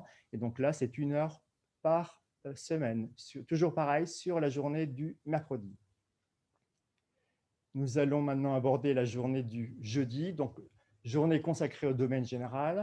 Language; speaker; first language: French; native; French